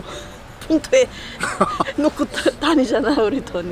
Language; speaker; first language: Korean; non-native, fluent; Filipino